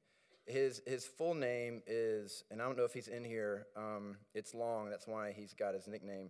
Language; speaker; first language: English; native; English